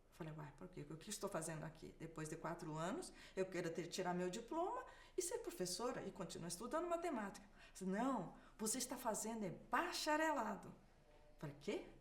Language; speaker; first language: Portuguese; early bilingual, other home language; Japanese